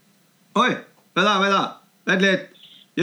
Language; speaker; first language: Norwegian; native; Norwegian